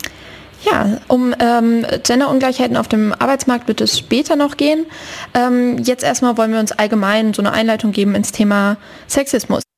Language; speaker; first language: German; native; German